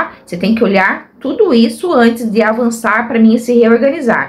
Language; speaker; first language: Portuguese; native; Portuguese